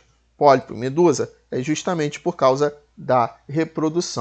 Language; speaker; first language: Portuguese; native; Portuguese